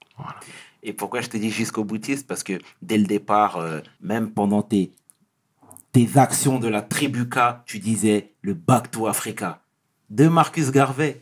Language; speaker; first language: French; native; French